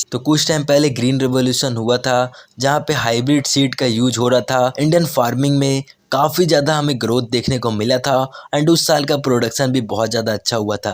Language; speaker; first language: Hindi; native; Hindi